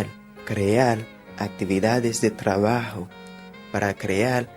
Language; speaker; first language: Spanish; non-native, fluent; Haitian Creole